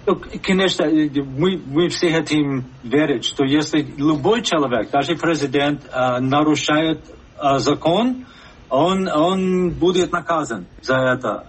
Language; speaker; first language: Russian; non-native, fluent; English